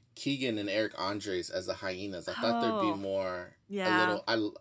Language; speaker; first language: English; native; English